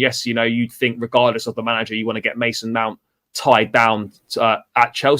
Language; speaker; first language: English; native; English